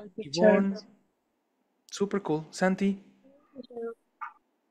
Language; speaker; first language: English; non-native, fluent; Spanish